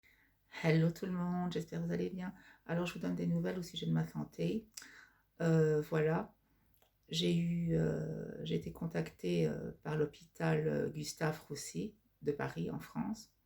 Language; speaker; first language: French; native; French